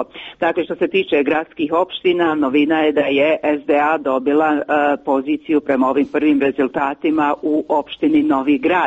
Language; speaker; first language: Croatian; native; Croatian